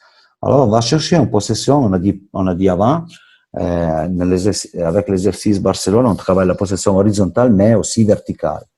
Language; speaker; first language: French; non-native, fluent; Italian